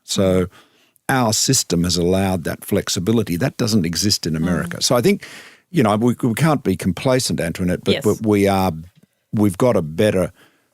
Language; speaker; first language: English; native; English